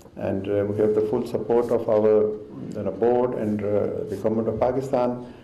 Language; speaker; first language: English; non-native, local second language; Urdu